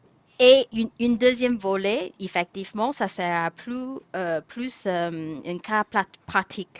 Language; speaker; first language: French; non-native, fluent; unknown